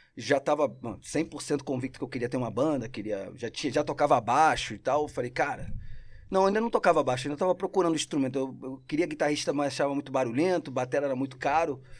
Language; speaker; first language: Portuguese; non-native, local second language; Spanish